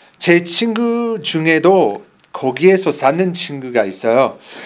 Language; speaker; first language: Korean; non-native, learner; English